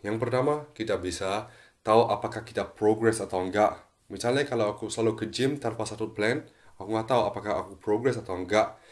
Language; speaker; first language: Indonesian; non-native, fluent; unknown